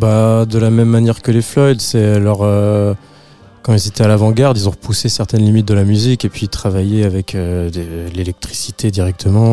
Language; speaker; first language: French; native; French